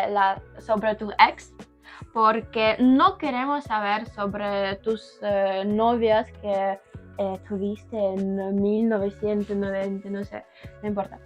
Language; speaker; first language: Spanish; non-native, learner; Ukrainian